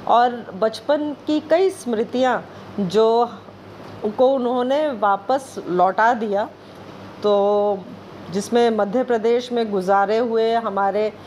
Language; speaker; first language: Hindi; non-native, local second language; Bangla